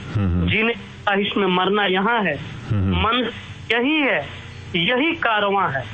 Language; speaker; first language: Hindi; native; Hindi